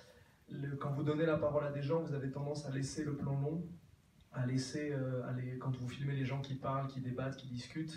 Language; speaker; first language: French; native; French